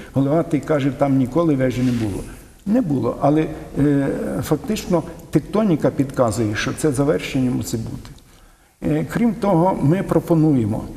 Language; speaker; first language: Ukrainian; native; Ukrainian